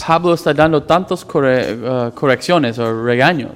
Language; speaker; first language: Spanish; non-native, fluent; English